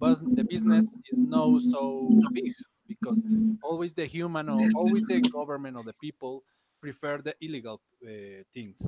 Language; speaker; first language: English; non-native, learner; Spanish